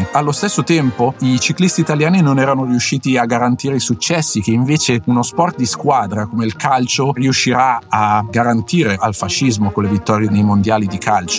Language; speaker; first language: Italian; native; Italian